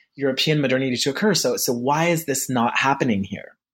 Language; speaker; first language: English; early bilingual, heritage; French